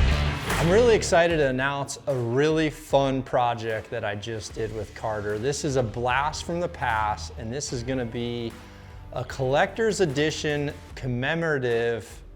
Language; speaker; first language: English; native; English